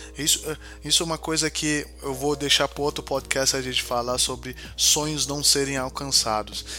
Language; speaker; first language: Portuguese; early bilingual, heritage; Portuguese